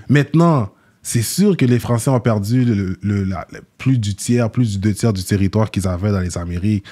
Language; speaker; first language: French; early bilingual, other home language; Haitian Creole